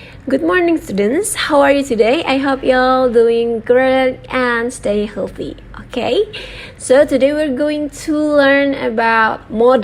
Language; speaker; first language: English; non-native, learner; Indonesian